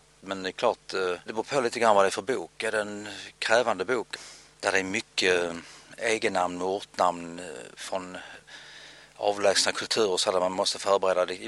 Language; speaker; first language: Swedish; native; Swedish